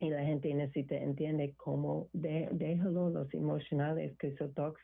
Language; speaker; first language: Spanish; non-native, learner; English